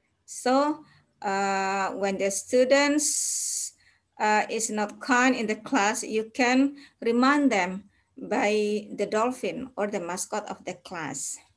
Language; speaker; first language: English; non-native, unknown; Indonesian